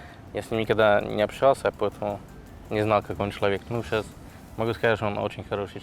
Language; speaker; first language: Russian; non-native, fluent; Slovak